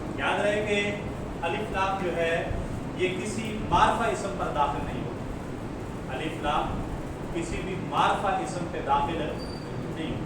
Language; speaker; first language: Urdu; non-native, local second language; Punjabi